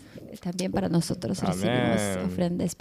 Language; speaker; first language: Spanish; non-native, learner; Japanese